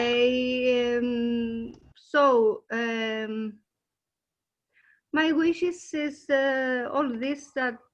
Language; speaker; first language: English; non-native, learner; Greek